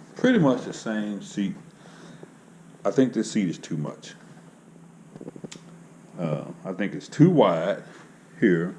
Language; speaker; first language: English; native; English